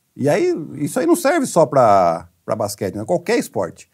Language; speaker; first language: Portuguese; native; Portuguese